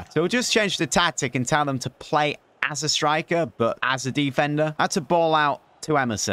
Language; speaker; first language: English; native; English